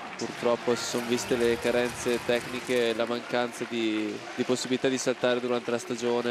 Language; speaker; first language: Italian; native; Italian